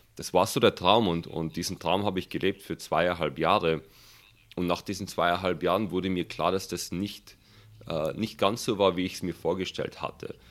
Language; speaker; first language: German; early bilingual, other home language; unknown